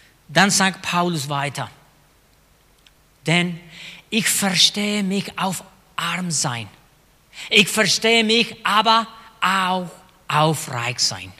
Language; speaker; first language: German; non-native, fluent; Spanish